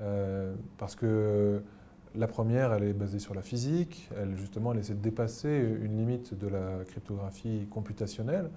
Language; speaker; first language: French; native; French